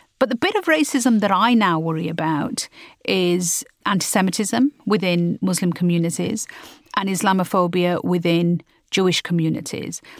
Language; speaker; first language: English; early bilingual, other home language; Punjabi